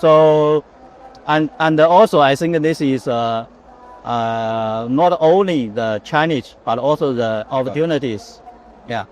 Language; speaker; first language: English; non-native, fluent; Chinese